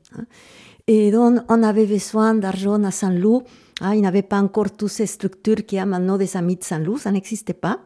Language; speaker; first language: French; native; French